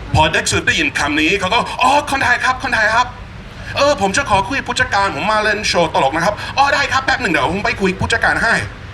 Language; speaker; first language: Thai; non-native, fluent; English